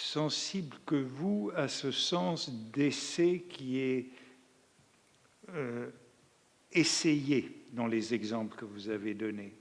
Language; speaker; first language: French; native; French